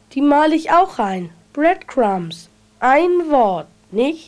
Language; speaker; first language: German; native; German